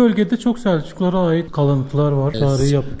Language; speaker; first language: Turkish; native; Turkish